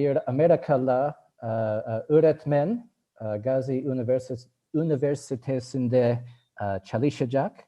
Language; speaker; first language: Turkish; non-native, learner; English